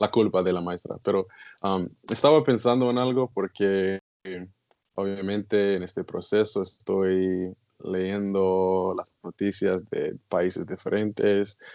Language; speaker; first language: Spanish; non-native, learner; English